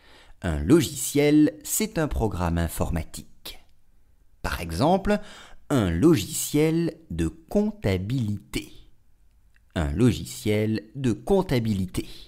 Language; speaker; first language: French; native; French